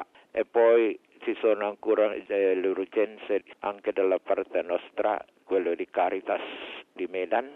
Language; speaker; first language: Italian; non-native, fluent; Indonesian